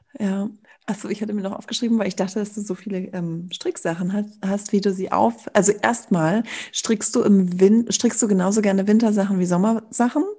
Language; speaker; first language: German; native; German